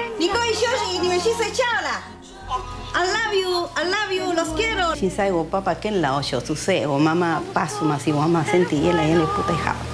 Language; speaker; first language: Chinese; non-native, learner; Spanish